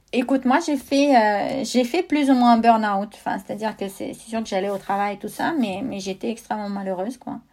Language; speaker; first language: French; non-native, fluent; Russian